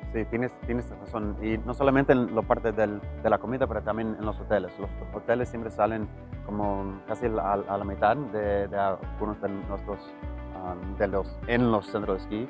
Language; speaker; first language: Spanish; early bilingual, heritage; Spanish